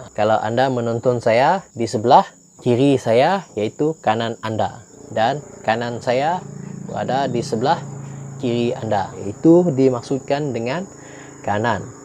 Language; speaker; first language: Malay; non-native, local second language; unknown